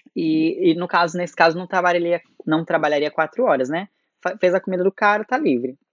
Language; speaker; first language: Portuguese; native; Portuguese